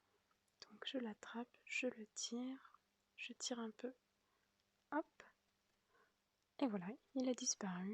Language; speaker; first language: French; native; French